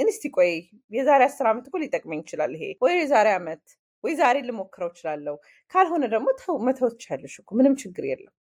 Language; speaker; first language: Amharic; early bilingual, heritage; Amharic